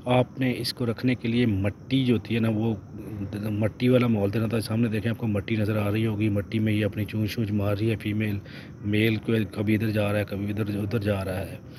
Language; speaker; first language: Urdu; non-native, local second language; Punjabi